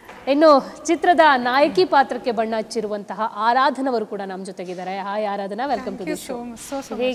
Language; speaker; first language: Kannada; native; Kannada